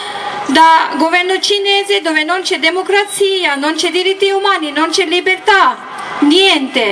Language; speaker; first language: Italian; non-native, learner; Tibetan